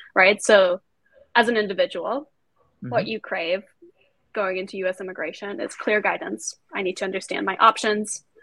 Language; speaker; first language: English; non-native, fluent; German